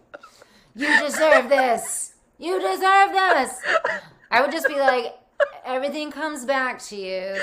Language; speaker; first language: English; native; English